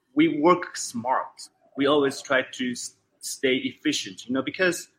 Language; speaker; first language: English; non-native, fluent; Chinese